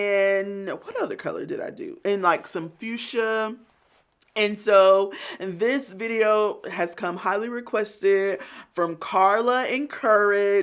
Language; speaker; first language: English; native; English